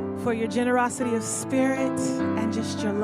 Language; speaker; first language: English; native; English